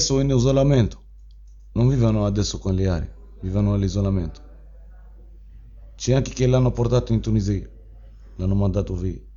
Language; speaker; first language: Italian; non-native, learner; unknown